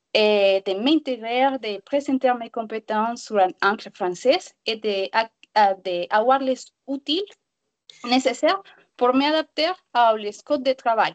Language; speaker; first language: French; non-native, learner; Spanish